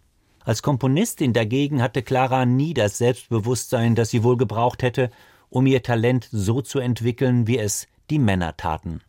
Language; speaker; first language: German; native; German